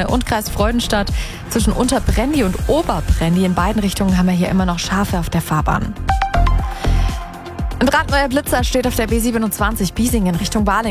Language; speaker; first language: German; native; German